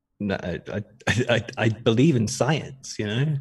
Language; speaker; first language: English; native; English